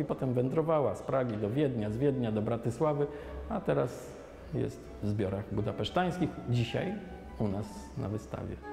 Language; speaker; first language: Polish; native; Polish